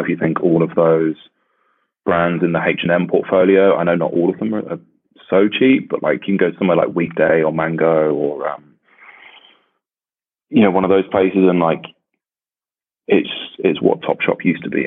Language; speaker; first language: English; native; English